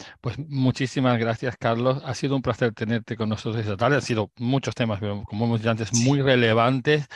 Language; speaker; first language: Spanish; native; Spanish